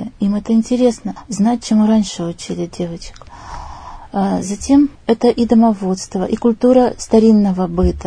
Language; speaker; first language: Russian; native; Russian